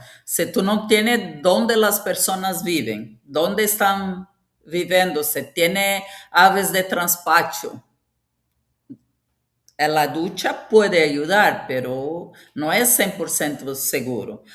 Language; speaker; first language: Spanish; non-native, fluent; Portuguese